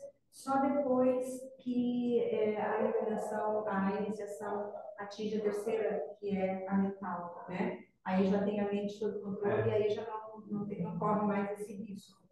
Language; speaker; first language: Portuguese; native; Portuguese